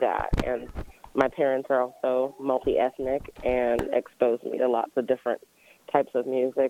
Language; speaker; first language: English; native; English